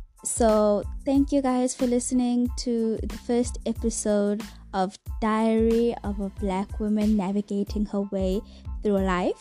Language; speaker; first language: English; non-native, local second language; Xhosa